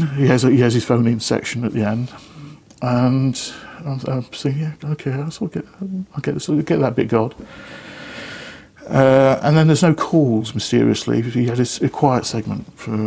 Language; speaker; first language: English; native; English